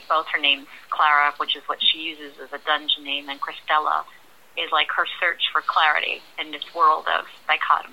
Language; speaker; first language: English; native; English